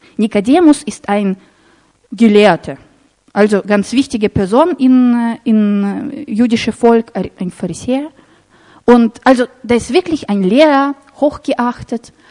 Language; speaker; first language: German; non-native, fluent; Russian